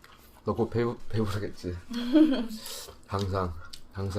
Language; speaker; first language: Korean; early bilingual, heritage; English